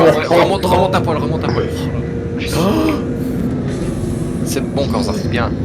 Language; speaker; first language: French; native; French